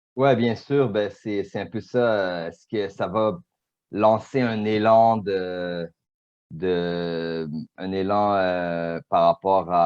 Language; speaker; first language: French; native; French